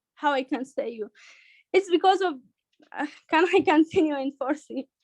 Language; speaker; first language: English; non-native, learner; Persian